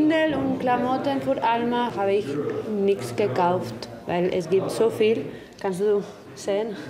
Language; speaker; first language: German; non-native, learner; Spanish